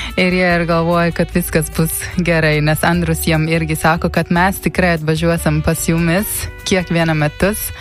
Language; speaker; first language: Lithuanian; non-native, learner; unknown